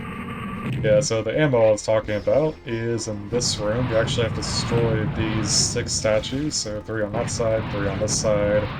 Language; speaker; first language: English; native; English